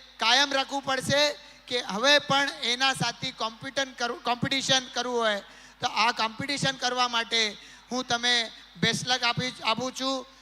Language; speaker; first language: Gujarati; non-native, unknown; Marathi